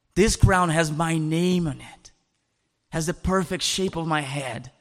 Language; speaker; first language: English; non-native, fluent; Portuguese